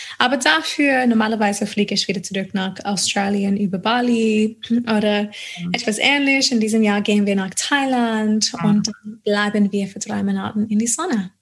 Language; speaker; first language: German; non-native, fluent; English